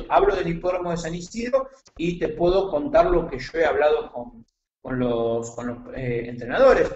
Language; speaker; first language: Spanish; native; Spanish